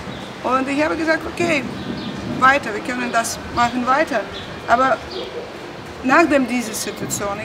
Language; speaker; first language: German; non-native, learner; Russian